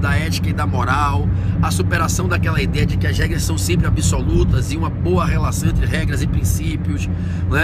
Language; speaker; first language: Portuguese; native; Portuguese